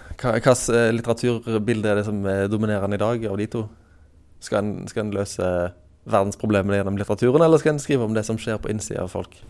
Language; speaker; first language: Norwegian; native; Norwegian